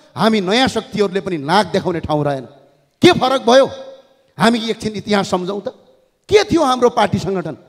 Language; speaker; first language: Nepali; native; Nepali